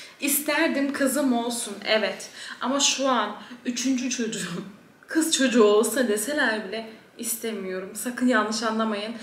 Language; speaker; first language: Turkish; early bilingual, heritage; Turkish